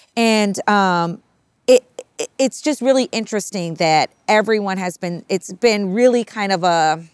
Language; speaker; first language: English; native; English